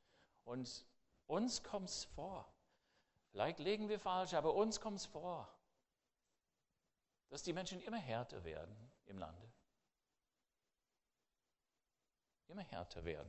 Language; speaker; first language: German; non-native, fluent; English